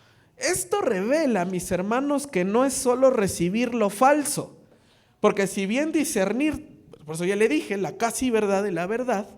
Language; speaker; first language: Spanish; native; Spanish